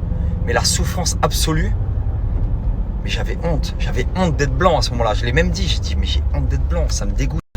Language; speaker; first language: French; native; French